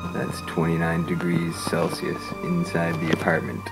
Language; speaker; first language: English; native; English